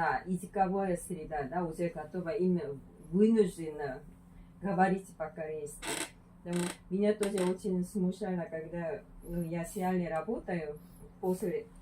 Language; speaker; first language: Russian; non-native, fluent; Korean